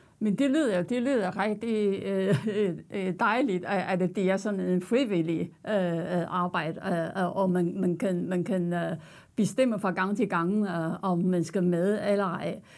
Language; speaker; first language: Danish; non-native, fluent; Chinese